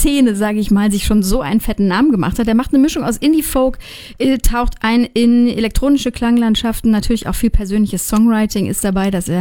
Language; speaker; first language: German; native; German